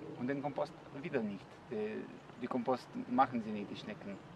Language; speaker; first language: German; non-native, learner; Slovenian